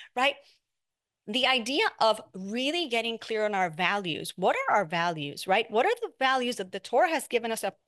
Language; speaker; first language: English; non-native, fluent; Spanish